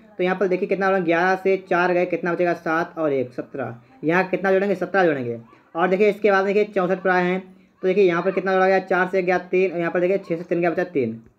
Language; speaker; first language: Hindi; native; Hindi